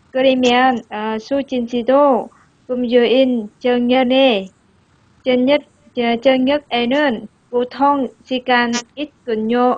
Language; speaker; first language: Korean; non-native, learner; Vietnamese